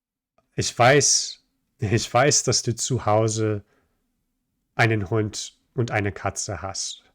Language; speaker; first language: German; non-native, fluent; English